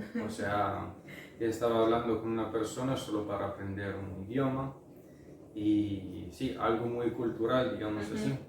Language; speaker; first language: Spanish; non-native, fluent; Italian